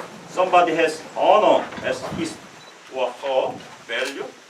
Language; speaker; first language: English; non-native, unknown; Korean